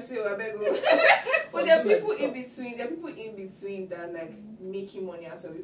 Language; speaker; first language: English; non-native, local second language; Yoruba